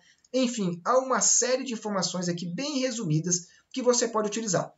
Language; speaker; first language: Portuguese; native; Portuguese